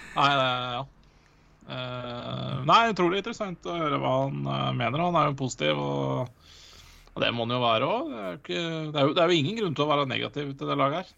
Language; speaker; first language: Norwegian; native; Norwegian